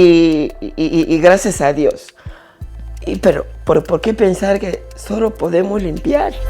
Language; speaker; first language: Spanish; non-native, fluent; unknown